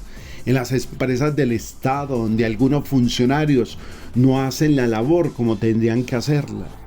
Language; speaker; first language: Spanish; native; Spanish